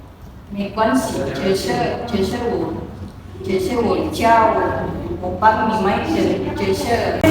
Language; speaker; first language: Chinese; non-native, learner; Indonesian